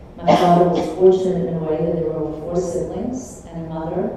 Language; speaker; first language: English; early bilingual, other home language; Czech